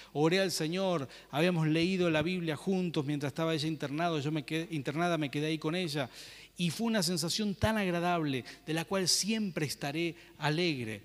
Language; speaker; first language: Spanish; native; Spanish